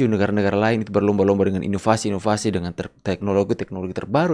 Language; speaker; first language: Indonesian; native; Indonesian